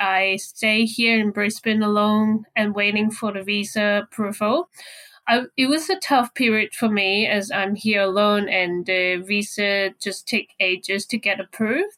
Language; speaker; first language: English; non-native, local second language; Cantonese